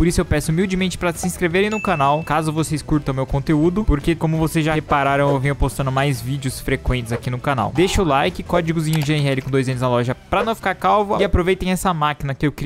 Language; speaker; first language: Portuguese; native; Portuguese